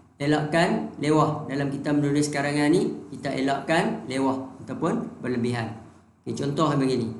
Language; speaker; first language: Malay; native; Malay